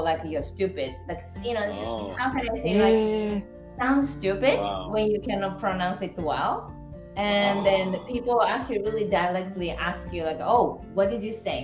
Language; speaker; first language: English; non-native, fluent; Japanese